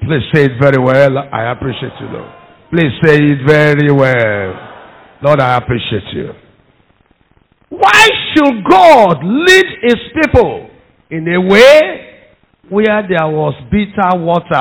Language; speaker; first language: English; non-native, local second language; Yoruba